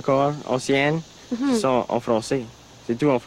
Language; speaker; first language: French; non-native, local second language; English